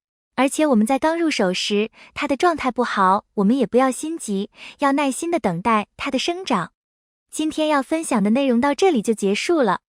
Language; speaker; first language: Chinese; native; Chinese